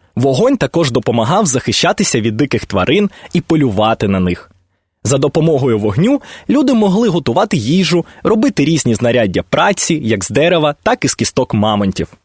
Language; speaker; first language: Ukrainian; native; Ukrainian